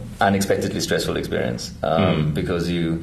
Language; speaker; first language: English; native; English